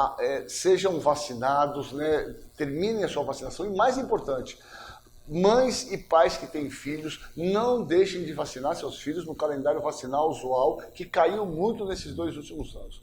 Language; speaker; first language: Portuguese; native; Portuguese